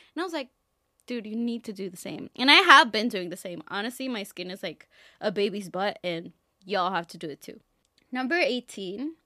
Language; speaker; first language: English; non-native, fluent; Spanish